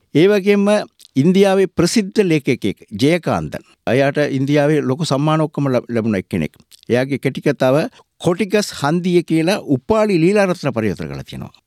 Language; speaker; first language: Sinhala; non-native, local second language; Tamil